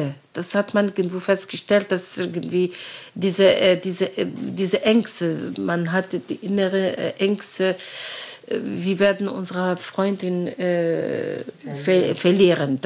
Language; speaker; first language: German; non-native, learner; Arabic